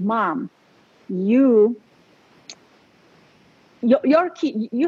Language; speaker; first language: English; non-native, fluent; Polish